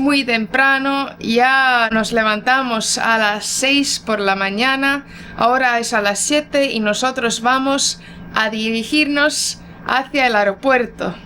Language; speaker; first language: Spanish; non-native, fluent; Portuguese